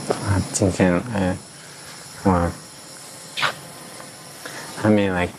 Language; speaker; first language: Chinese; non-native, fluent; English